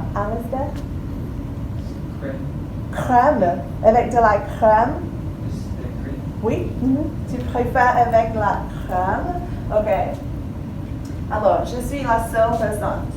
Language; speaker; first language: French; non-native, fluent; English